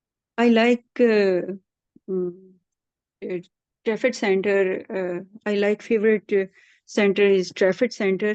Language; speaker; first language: English; non-native, learner; Urdu